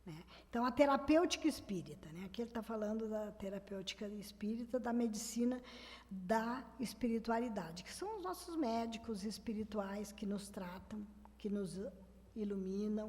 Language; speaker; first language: Portuguese; native; Portuguese